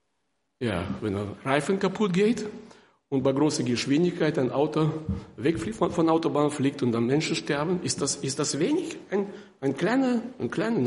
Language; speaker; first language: German; non-native, fluent; Russian